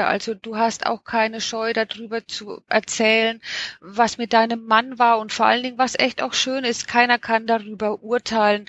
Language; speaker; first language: German; native; German